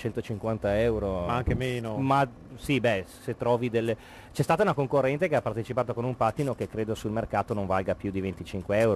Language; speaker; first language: Italian; native; Italian